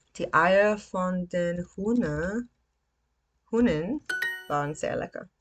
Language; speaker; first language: German; non-native, learner; English